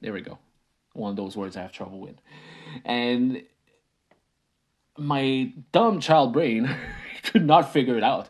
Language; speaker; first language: English; non-native, fluent; French